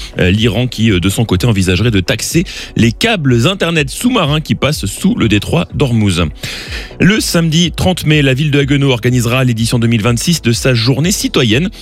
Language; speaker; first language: French; native; French